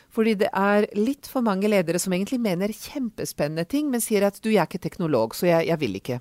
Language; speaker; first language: Norwegian; non-native, fluent; Hungarian